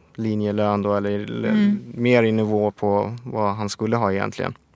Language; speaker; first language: Swedish; early bilingual, other home language; Persian